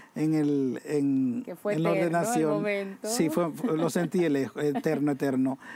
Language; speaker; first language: Spanish; native; Spanish